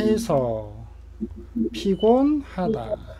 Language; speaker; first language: Korean; native; Korean